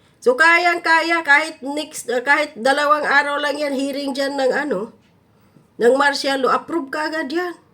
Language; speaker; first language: Filipino; non-native, local second language; Cebuano